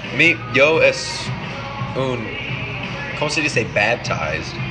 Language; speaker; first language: Spanish; non-native, learner; English